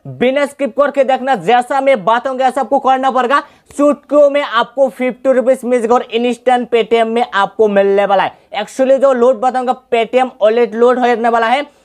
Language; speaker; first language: Hindi; native; Hindi